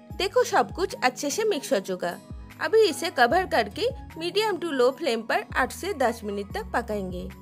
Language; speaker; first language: Hindi; non-native, local second language; Bangla